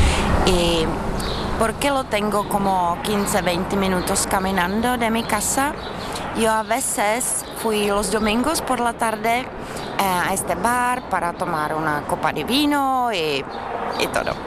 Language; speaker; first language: Spanish; non-native, fluent; Czech